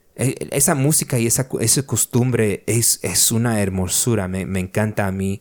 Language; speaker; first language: Spanish; early bilingual, other home language; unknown